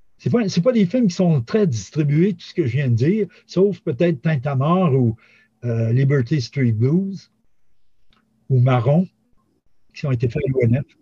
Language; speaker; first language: French; native; French